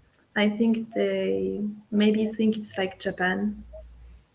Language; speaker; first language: English; non-native, fluent; French